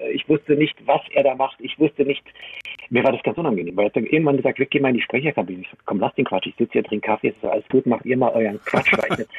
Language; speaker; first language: German; early bilingual, other home language; Romanian